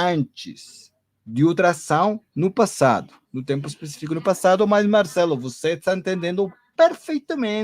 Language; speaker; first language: Portuguese; non-native, learner; Spanish